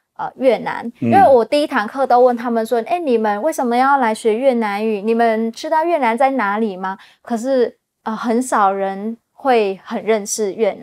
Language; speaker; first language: Chinese; non-native, fluent; Vietnamese